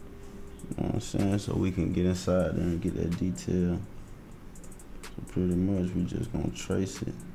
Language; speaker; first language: English; native; English